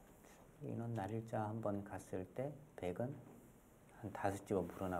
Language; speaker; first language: Korean; native; Korean